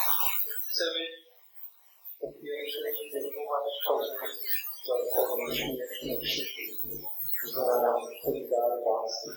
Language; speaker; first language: Polish; non-native, learner; English